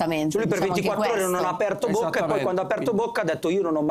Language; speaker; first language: Italian; native; Italian